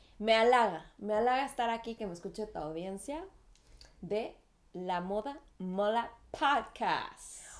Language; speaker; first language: Spanish; native; Spanish